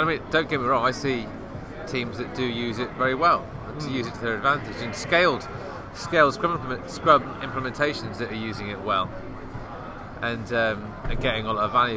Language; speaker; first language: English; native; English